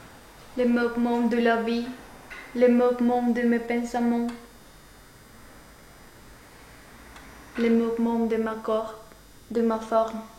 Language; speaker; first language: French; non-native, learner; Spanish